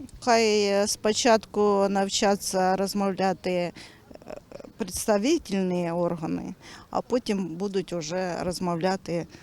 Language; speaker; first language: Ukrainian; non-native, local second language; Russian